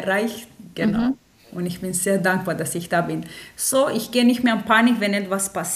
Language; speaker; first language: German; non-native, fluent; Romanian